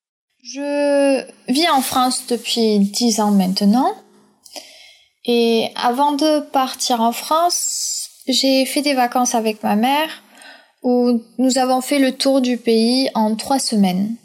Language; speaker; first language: French; early bilingual, other home language; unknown